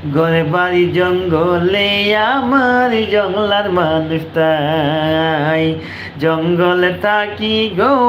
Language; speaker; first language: Bangla; native; Bangla